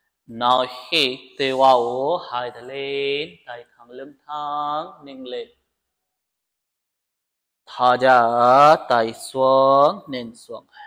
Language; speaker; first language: Vietnamese; non-native, learner; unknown